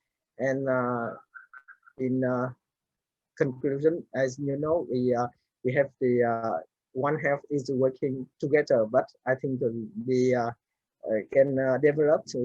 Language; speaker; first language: English; non-native, learner; Vietnamese